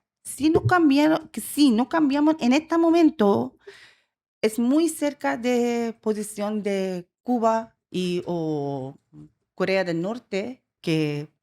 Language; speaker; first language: Spanish; non-native, learner; Persian